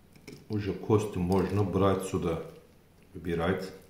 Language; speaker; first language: Russian; non-native, learner; Turkish